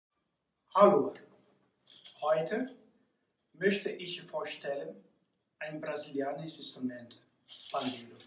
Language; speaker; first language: German; non-native, learner; Portuguese